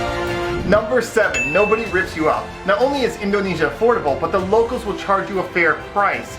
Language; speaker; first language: English; native; English